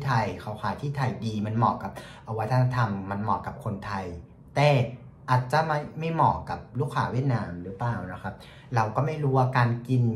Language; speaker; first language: Thai; non-native, fluent; Vietnamese